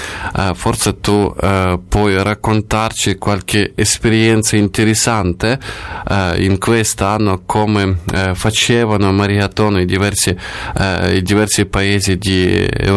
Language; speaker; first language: Italian; non-native, fluent; Ukrainian